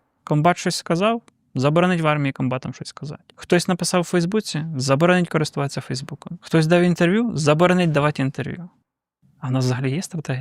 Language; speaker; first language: Ukrainian; native; Ukrainian